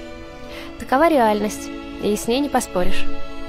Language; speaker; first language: Russian; native; Russian